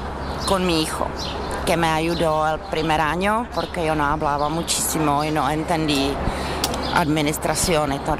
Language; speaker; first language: Spanish; non-native, learner; Czech